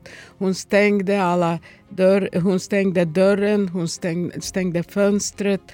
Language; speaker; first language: Swedish; non-native, fluent; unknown